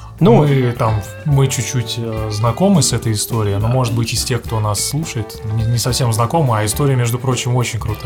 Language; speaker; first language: Russian; native; Russian